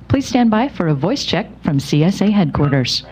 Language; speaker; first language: English; native; English